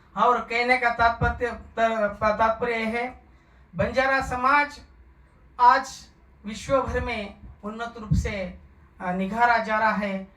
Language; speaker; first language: Hindi; non-native, local second language; Lambadi